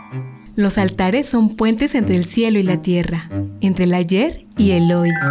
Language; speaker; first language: Spanish; native; Spanish